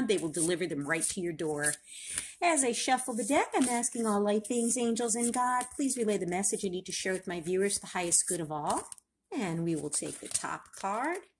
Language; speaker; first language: English; native; English